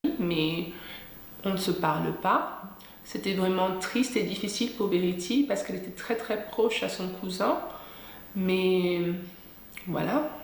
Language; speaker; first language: French; non-native, fluent; English